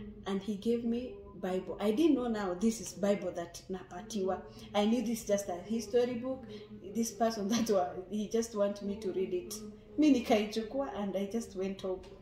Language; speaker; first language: English; non-native, local second language; Swahili